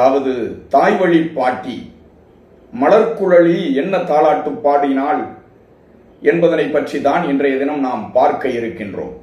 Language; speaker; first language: Tamil; native; Tamil